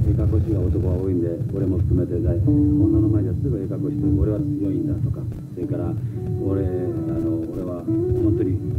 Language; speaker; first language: Japanese; native; Japanese